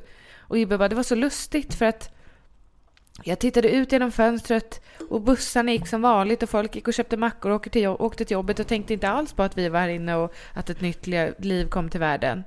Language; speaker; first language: Swedish; native; Swedish